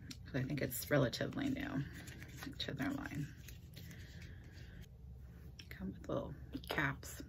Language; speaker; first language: English; native; English